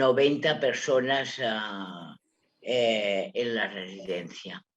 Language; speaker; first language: Spanish; non-native, local second language; Catalan